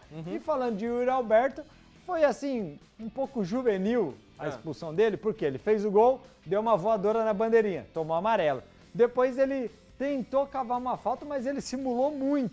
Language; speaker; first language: Portuguese; native; Portuguese